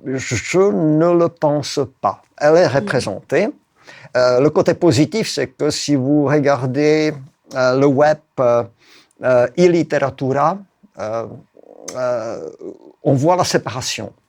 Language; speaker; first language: French; non-native, fluent; Czech